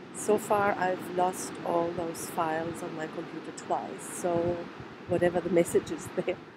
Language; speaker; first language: English; non-native, fluent; German